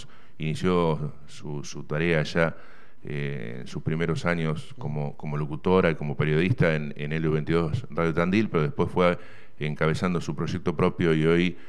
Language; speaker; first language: Spanish; native; Spanish